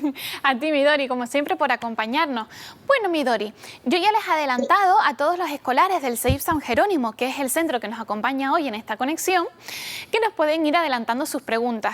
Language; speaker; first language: Spanish; native; Spanish